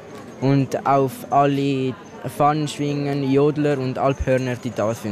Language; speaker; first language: German; early bilingual, other home language; Italian